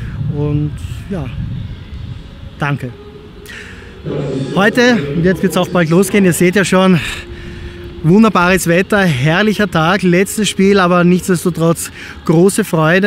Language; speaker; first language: German; native; German